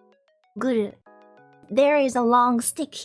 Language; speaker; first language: English; non-native, learner; Japanese